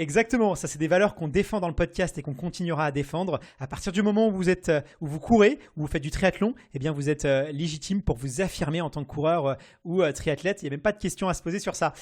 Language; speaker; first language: French; native; French